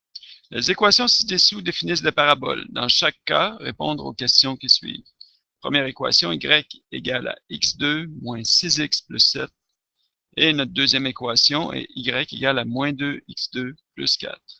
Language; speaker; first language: French; native; French